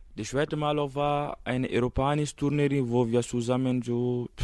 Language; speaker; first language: German; non-native, fluent; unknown